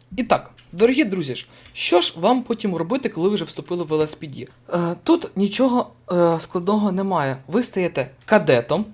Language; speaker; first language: Ukrainian; native; Ukrainian